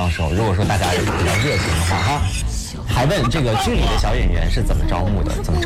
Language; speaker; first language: Chinese; native; Chinese